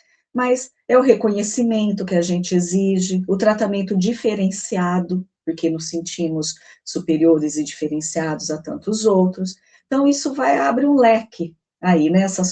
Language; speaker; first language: Portuguese; native; Portuguese